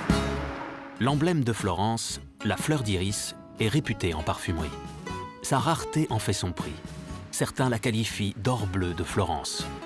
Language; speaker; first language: French; native; French